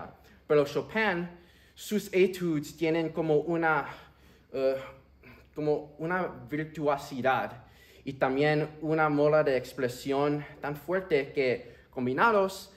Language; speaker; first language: Spanish; early bilingual, heritage; Spanish